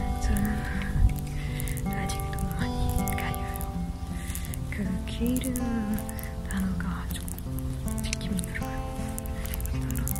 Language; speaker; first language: Korean; non-native, learner; French